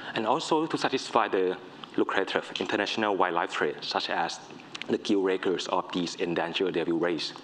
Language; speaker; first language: English; non-native, fluent; Thai